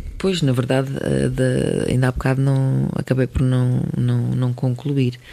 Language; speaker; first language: Portuguese; early bilingual, other home language; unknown